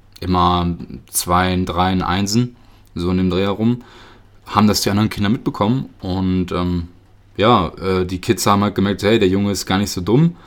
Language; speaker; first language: German; early bilingual, other home language; Russian